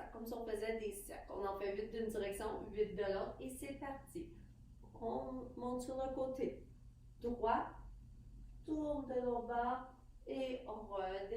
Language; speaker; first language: French; native; French